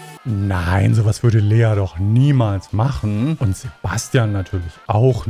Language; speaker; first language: German; native; German